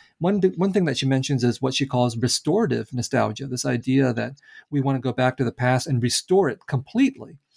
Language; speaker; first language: English; early bilingual, other home language; Vietnamese